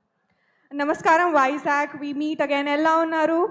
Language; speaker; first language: Telugu; non-native, learner; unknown